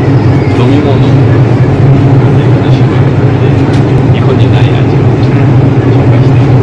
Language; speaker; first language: Japanese; non-native, fluent; Korean